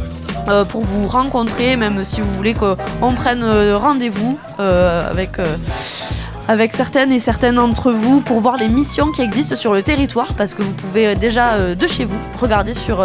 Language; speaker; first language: French; native; French